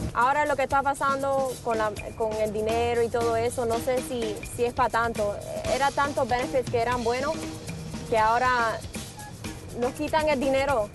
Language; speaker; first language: Spanish; early bilingual, heritage; Spanish